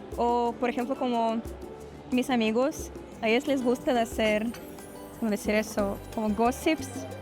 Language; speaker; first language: Spanish; non-native, fluent; Russian